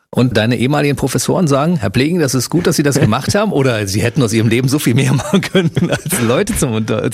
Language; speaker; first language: German; native; German